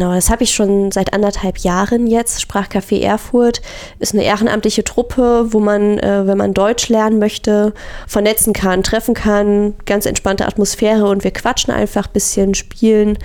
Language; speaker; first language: German; native; German